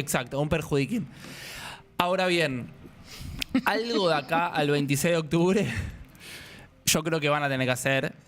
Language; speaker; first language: Spanish; native; Spanish